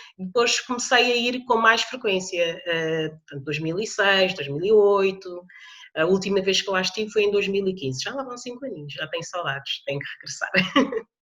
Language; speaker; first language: Portuguese; early bilingual, other home language; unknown